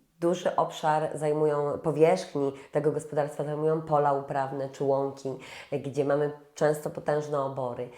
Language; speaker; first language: Polish; native; Polish